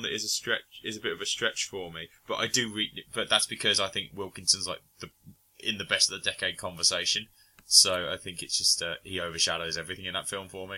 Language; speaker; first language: English; native; English